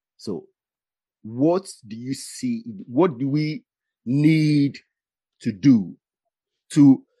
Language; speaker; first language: English; non-native, local second language; Igbo